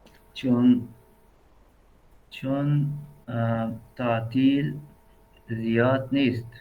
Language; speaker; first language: Persian; non-native, learner; Urdu